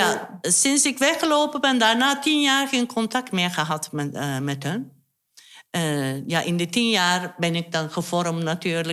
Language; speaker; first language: Dutch; non-native, fluent; Turkish